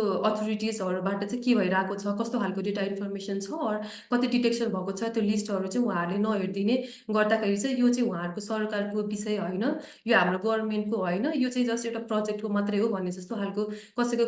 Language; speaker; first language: Nepali; native; Nepali